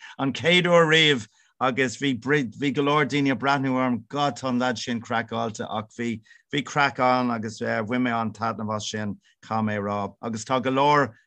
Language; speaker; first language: Irish; non-native, local second language; English